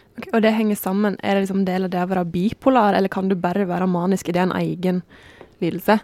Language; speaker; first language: Norwegian; native; Norwegian